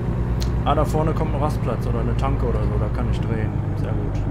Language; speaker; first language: German; native; German